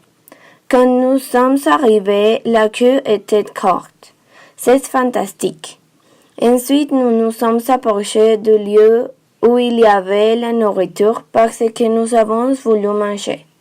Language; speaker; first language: French; non-native, learner; Spanish